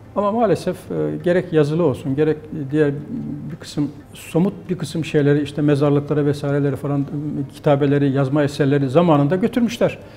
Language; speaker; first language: Turkish; native; Turkish